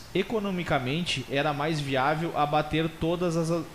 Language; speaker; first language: Portuguese; native; Portuguese